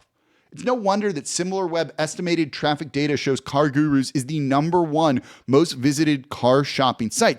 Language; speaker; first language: English; native; English